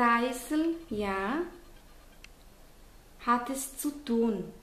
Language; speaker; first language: German; non-native, fluent; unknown